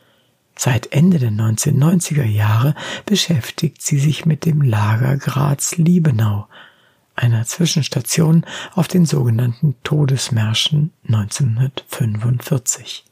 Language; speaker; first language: German; native; German